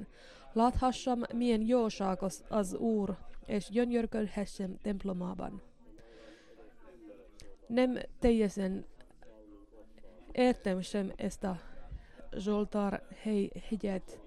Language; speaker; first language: Hungarian; non-native, learner; Finnish